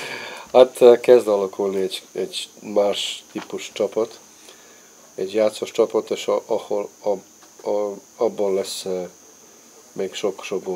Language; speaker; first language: Hungarian; non-native, fluent; Serbian